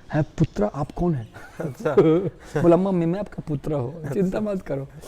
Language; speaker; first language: Hindi; non-native, fluent; Russian